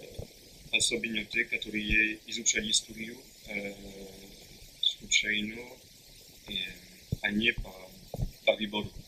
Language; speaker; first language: Russian; non-native, learner; French